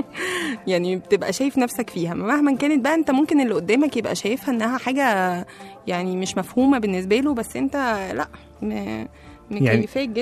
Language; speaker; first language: Arabic; native; Arabic